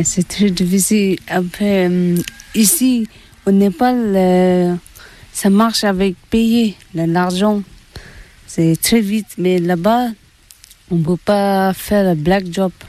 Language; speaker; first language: French; non-native, learner; Tibetan